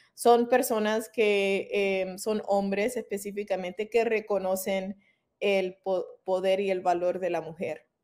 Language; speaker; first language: Spanish; early bilingual, heritage; Spanish